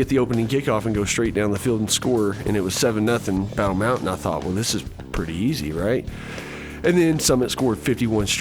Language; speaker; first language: English; native; English